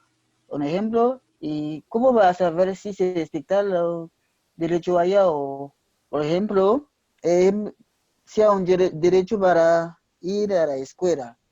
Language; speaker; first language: Spanish; non-native, learner; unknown